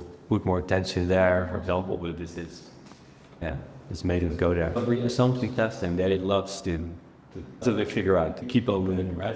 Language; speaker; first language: English; non-native, fluent; Dutch